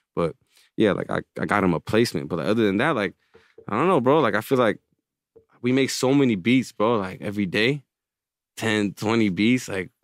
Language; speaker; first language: English; native; English